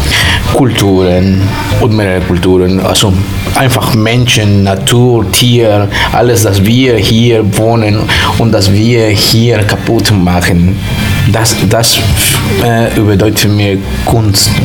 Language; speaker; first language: German; non-native, learner; Spanish